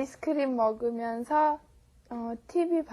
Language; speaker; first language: Korean; non-native, learner; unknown